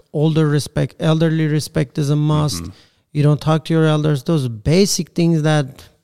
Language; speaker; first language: English; non-native, fluent; Persian